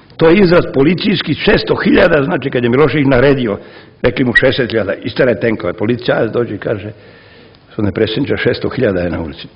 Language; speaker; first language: Serbian; native; Serbian